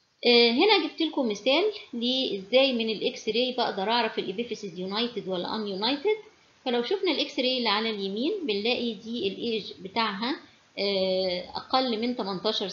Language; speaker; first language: Arabic; native; Arabic